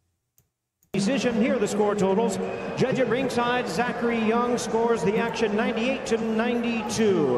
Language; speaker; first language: English; native; English